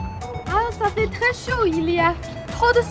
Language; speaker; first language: French; non-native, learner; Chinese